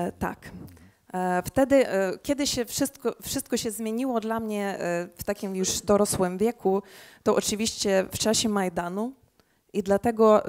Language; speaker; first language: Polish; early bilingual, heritage; Polish